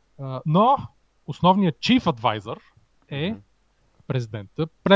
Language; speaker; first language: Bulgarian; native; Bulgarian